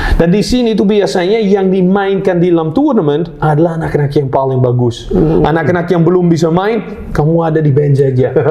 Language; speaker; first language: Indonesian; non-native, fluent; Dutch